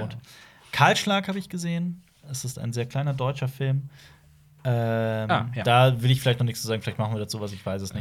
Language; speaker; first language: German; native; German